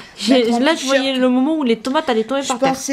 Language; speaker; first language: French; native; French